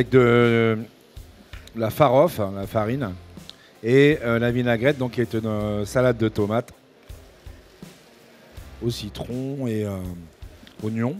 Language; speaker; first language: French; native; French